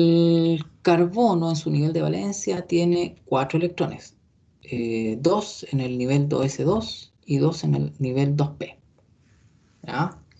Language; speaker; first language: Spanish; native; Spanish